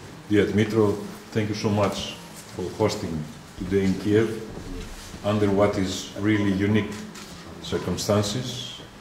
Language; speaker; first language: English; non-native, fluent; Greek